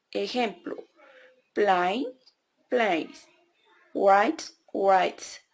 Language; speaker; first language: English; non-native, learner; Spanish